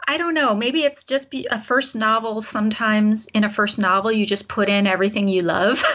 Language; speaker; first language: English; native; English